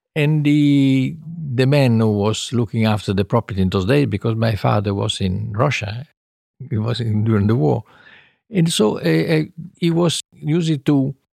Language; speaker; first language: English; non-native, fluent; Italian